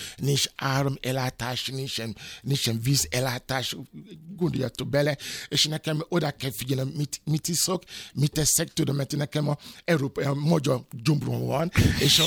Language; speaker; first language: Hungarian; non-native, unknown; Yoruba